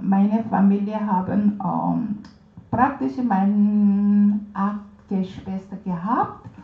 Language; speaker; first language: German; non-native, learner; Korean